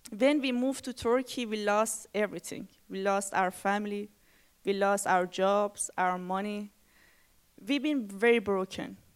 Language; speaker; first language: English; non-native, learner; Persian